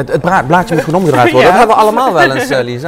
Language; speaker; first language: Dutch; native; Dutch